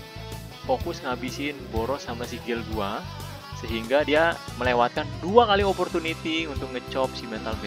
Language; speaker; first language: Indonesian; native; Indonesian